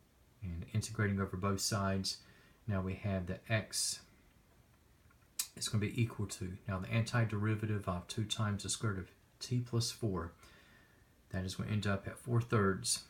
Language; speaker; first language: English; native; English